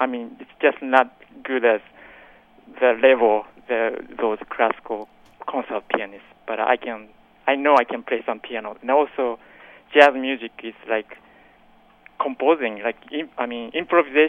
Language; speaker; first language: English; non-native, fluent; Japanese